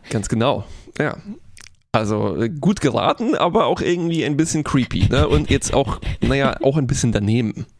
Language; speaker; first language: German; non-native, fluent; Polish